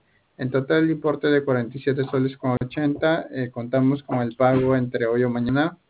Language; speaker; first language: Spanish; native; Spanish